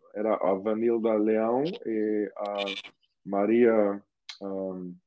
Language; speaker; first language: Portuguese; non-native, fluent; German